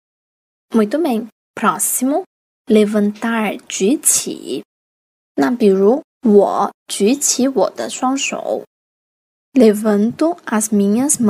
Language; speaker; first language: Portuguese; non-native, fluent; Chinese